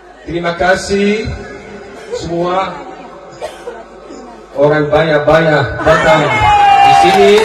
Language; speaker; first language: Indonesian; non-native, learner; Dutch